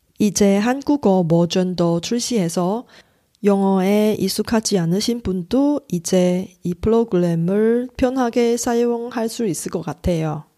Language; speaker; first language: Korean; non-native, fluent; Chinese